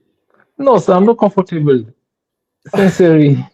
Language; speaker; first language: English; non-native, learner; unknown